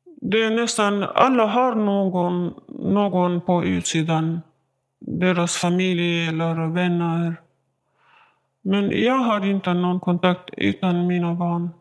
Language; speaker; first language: Swedish; non-native, learner; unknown